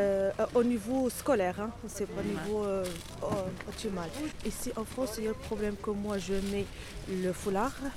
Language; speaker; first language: French; non-native, learner; Arabic